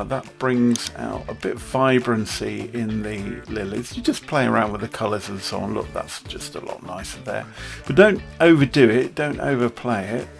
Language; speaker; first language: English; native; English